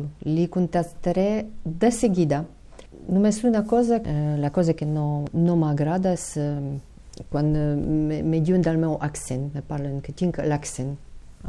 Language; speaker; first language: Catalan; non-native, fluent; Ukrainian